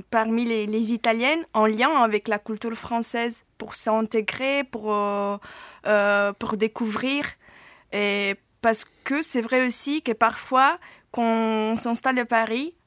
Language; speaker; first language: French; non-native, fluent; Italian